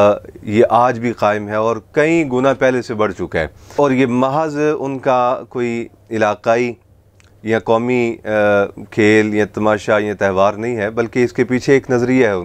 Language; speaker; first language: Urdu; native; Urdu